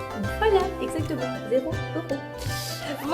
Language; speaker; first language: French; native; French